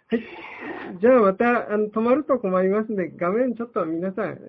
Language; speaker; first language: Japanese; native; Japanese